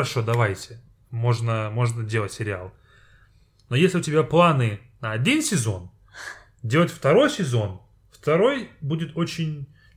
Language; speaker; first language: Russian; non-native, fluent; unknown